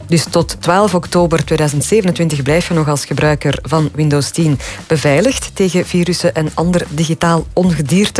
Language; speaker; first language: Dutch; native; Dutch